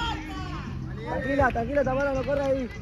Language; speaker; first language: Spanish; native; Spanish